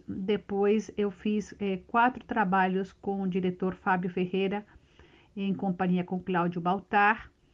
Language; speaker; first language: Portuguese; non-native, fluent; Spanish